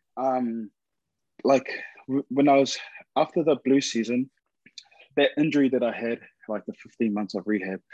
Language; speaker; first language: English; native; English